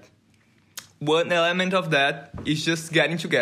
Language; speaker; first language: English; non-native, fluent; Portuguese